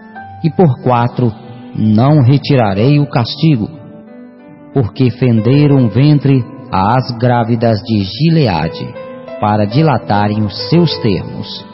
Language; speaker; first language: Portuguese; native; Portuguese